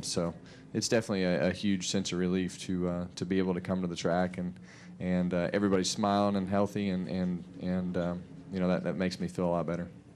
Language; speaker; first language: English; native; English